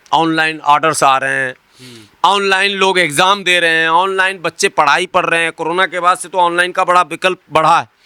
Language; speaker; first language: Hindi; native; Hindi